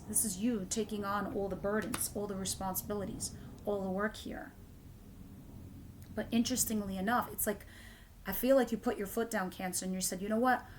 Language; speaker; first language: English; native; English